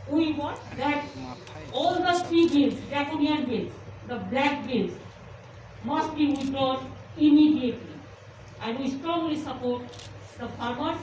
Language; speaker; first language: English; non-native, local second language; Bangla